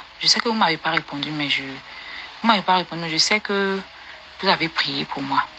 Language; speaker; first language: French; native; French